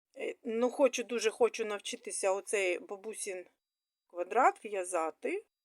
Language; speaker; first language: Ukrainian; non-native, local second language; Russian